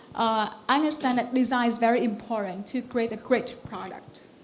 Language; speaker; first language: English; non-native, fluent; Vietnamese